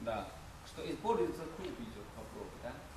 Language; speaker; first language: Russian; non-native, learner; Chinese